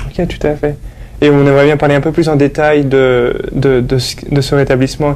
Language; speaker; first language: French; native; French